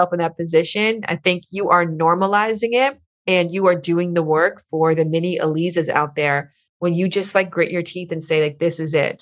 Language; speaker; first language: English; native; English